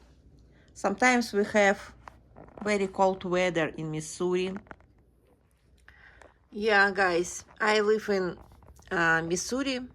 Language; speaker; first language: English; non-native, learner; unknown